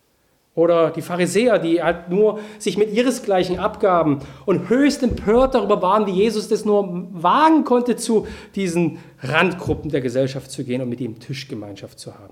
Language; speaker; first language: German; native; German